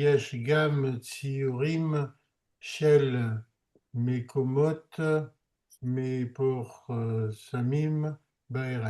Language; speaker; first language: Hebrew; non-native, learner; French